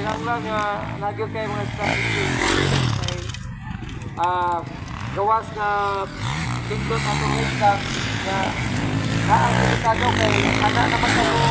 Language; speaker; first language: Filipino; non-native, local second language; Cebuano